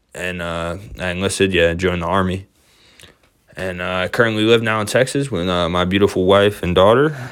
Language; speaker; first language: English; native; English